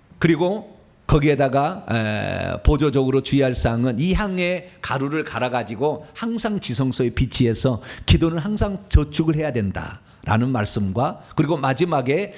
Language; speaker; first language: Korean; native; Korean